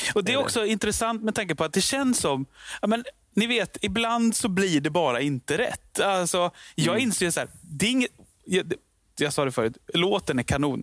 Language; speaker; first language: Swedish; native; Swedish